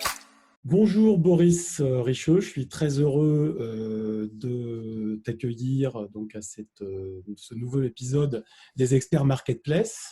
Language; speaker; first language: French; native; French